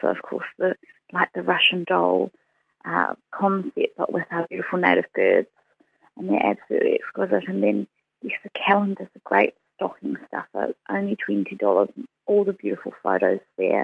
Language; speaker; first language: English; native; English